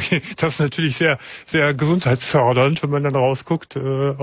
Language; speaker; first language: German; native; German